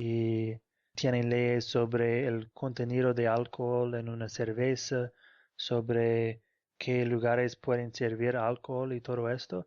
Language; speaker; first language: Spanish; non-native, fluent; English